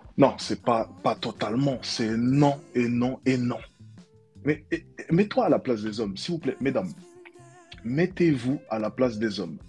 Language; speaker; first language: French; native; French